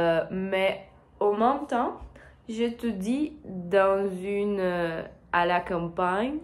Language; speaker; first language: French; non-native, learner; Portuguese